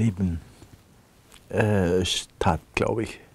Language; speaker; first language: German; non-native, fluent; Spanish